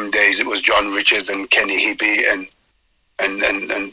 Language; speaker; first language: English; native; English